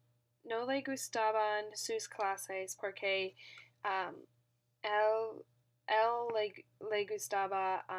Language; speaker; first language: Spanish; non-native, learner; English